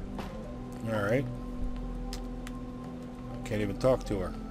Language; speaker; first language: English; native; English